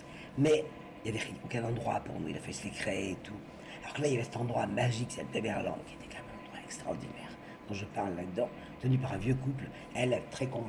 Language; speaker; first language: French; native; French